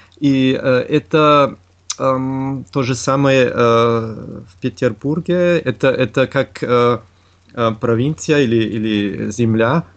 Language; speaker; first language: Russian; non-native, learner; German